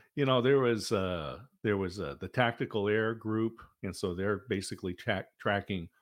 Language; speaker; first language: English; native; English